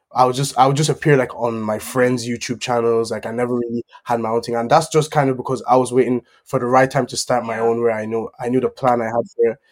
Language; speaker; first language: English; native; English